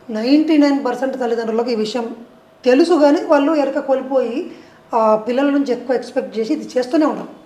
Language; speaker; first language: Telugu; native; Telugu